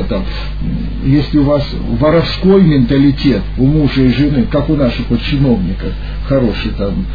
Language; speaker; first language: Russian; native; Russian